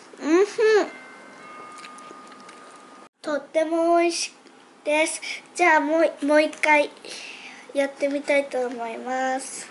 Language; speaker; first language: Japanese; early bilingual, other home language; Spanish